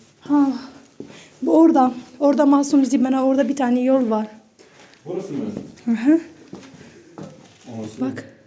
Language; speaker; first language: Turkish; non-native, learner; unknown